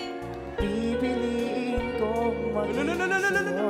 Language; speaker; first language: Filipino; non-native, local second language; Hiligaynon